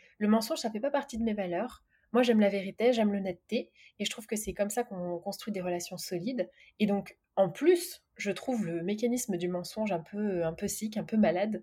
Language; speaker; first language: French; native; French